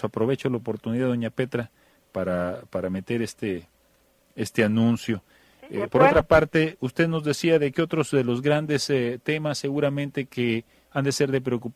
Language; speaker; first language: Spanish; native; Spanish